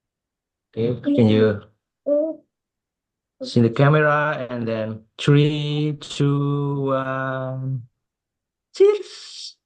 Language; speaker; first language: English; non-native, fluent; Indonesian